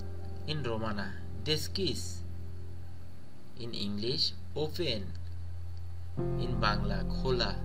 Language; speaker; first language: English; non-native, local second language; Bangla